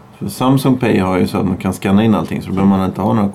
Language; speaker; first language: Swedish; native; Swedish